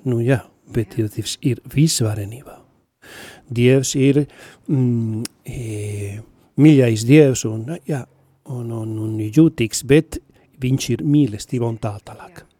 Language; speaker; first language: Latvian; non-native, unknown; Spanish